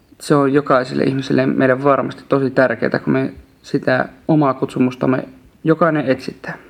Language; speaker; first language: Finnish; native; Finnish